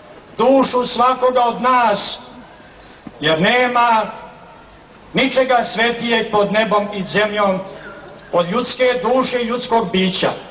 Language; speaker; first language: Serbian; native; Serbian